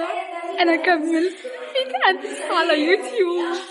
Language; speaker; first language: Arabic; native; Arabic